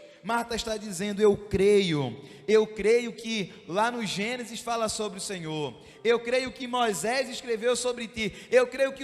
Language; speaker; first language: Portuguese; native; Portuguese